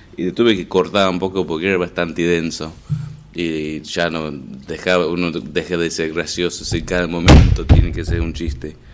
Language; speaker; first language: Spanish; non-native, fluent; English